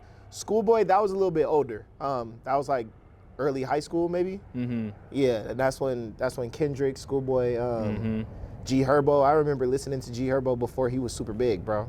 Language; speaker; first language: English; native; English